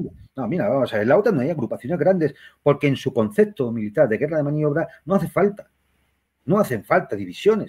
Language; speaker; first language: Spanish; native; Spanish